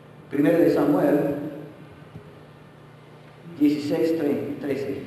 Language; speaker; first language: Spanish; non-native, fluent; English